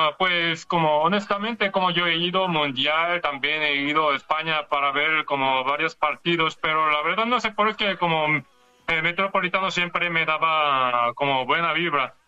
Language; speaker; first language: Spanish; non-native, learner; Korean